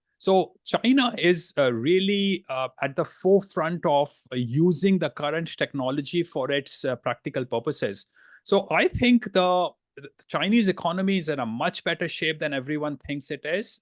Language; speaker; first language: English; non-native, fluent; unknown